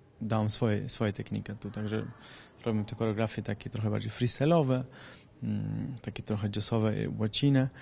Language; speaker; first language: Polish; non-native, learner; Italian